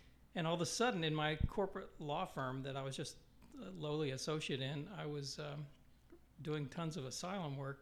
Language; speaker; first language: English; native; English